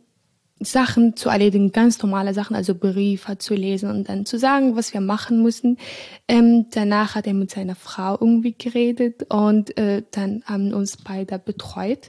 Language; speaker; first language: German; non-native, fluent; Arabic